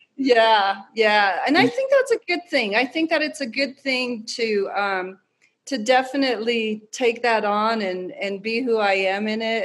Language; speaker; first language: English; native; English